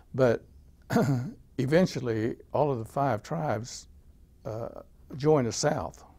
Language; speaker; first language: English; native; English